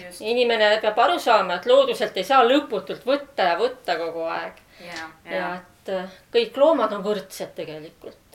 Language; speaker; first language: Estonian; native; Estonian